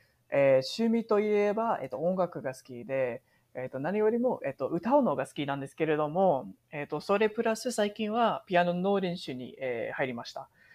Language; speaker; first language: Japanese; non-native, fluent; English